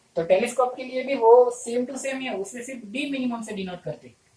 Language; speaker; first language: Hindi; non-native, local second language; Gujarati